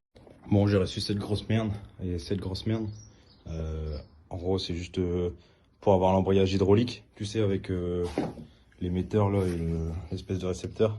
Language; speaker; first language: French; native; French